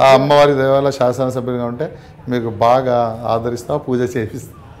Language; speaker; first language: Telugu; non-native, local second language; Hindi